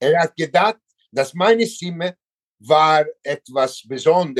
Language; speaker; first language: German; non-native, learner; Italian